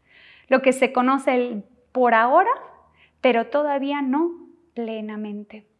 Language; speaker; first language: Spanish; native; Spanish